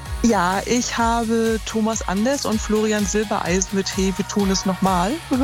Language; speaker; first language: German; native; German